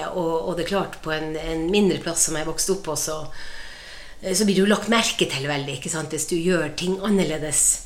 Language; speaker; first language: Norwegian; native; Norwegian